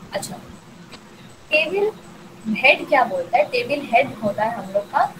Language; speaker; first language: Hindi; non-native, local second language; Bangla